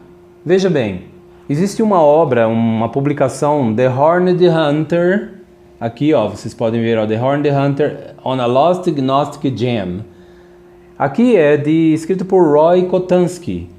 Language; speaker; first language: Portuguese; native; Portuguese